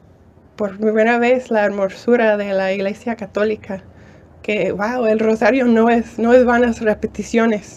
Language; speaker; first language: Spanish; non-native, fluent; English